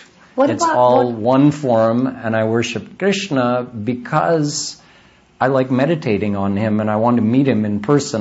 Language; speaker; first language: English; native; English